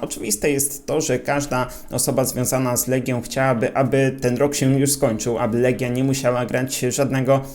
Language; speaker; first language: Polish; native; Polish